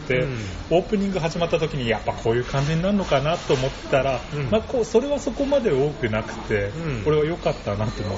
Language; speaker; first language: Japanese; native; Japanese